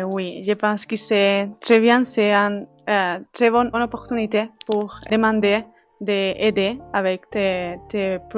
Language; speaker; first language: French; non-native, fluent; Spanish